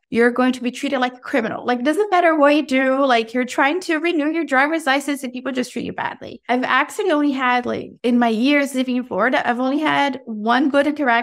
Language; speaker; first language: English; non-native, fluent; Portuguese